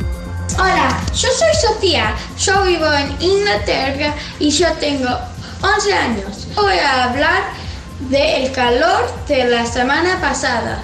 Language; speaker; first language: Spanish; early bilingual, heritage; Spanish